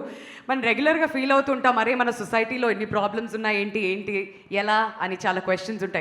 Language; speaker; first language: Telugu; native; Telugu